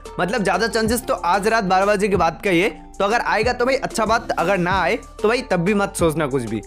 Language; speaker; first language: Hindi; non-native, local second language; Bangla